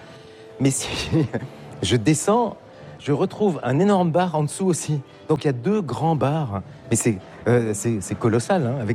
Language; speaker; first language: French; native; French